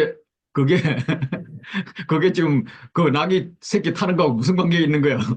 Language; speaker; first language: Korean; native; Korean